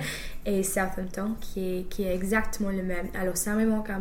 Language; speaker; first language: French; non-native, fluent; English